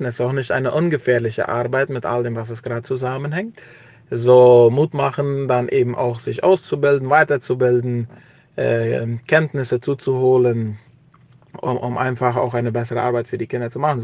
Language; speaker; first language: German; early bilingual, heritage; German